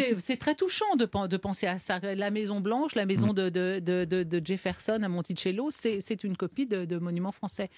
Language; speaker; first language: French; native; French